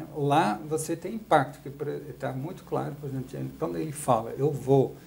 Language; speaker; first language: Portuguese; non-native, fluent; Dutch